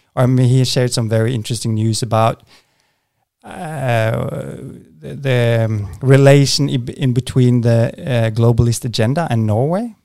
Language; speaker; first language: English; non-native, fluent; Norwegian